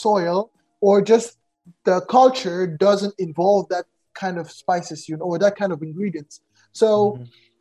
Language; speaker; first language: English; non-native, local second language; French